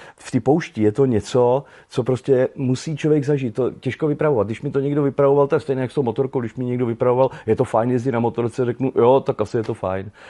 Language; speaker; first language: Czech; native; Czech